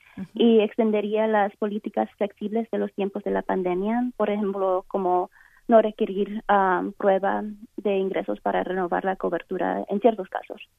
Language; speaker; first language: Spanish; early bilingual, heritage; Spanish